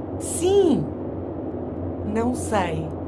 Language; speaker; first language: Portuguese; non-native, learner; English